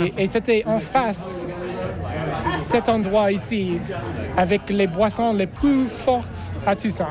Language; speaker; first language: French; non-native, fluent; English